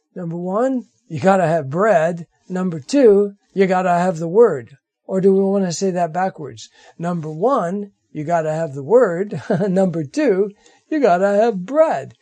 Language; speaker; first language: English; native; English